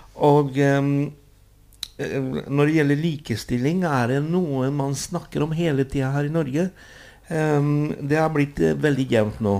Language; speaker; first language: Norwegian; non-native, fluent; Spanish